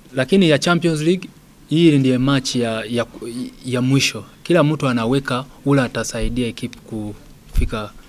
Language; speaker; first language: Swahili; non-native, fluent; Acoli